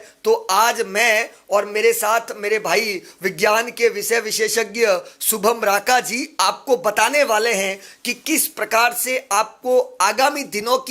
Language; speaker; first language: Hindi; native; Hindi